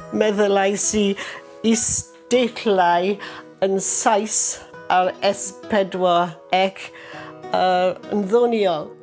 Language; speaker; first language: Welsh; non-native, learner; English